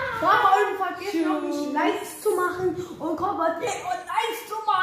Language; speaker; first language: German; early bilingual, other home language; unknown